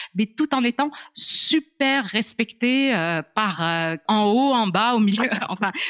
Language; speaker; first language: French; non-native, local second language; Arabic